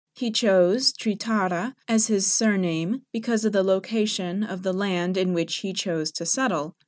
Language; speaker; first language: English; non-native, fluent; Thai